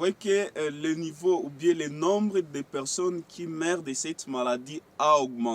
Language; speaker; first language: French; non-native, local second language; Swahili